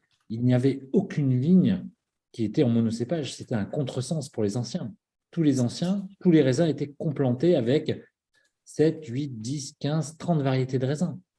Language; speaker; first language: French; native; French